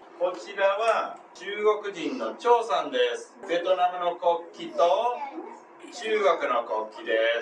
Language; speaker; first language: Japanese; native; Japanese